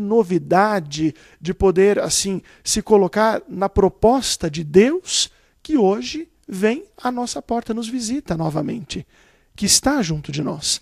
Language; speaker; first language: Portuguese; native; Portuguese